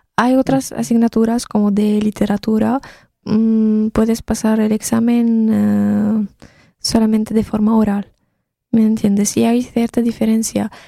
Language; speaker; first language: Spanish; non-native, fluent; Arabic